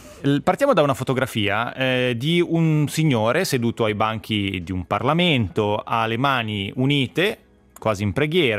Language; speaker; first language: Italian; native; Italian